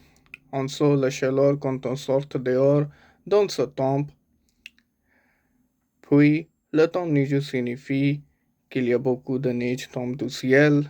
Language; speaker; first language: French; non-native, learner; Punjabi